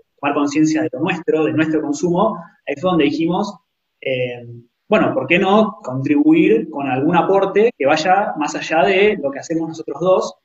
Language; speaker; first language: Spanish; native; Spanish